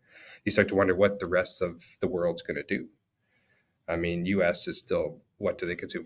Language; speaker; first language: English; native; English